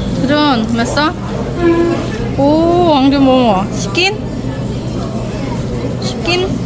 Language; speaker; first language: Korean; non-native, learner; Thai